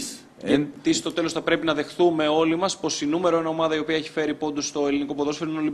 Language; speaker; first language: Greek; native; Greek